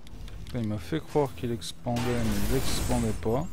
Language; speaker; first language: French; native; French